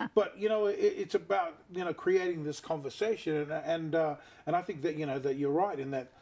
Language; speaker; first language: English; native; English